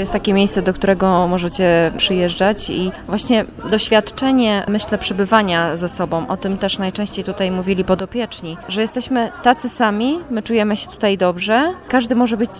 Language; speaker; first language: Polish; native; Polish